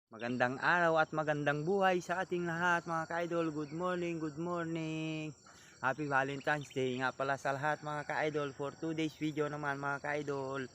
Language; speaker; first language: Filipino; native; Filipino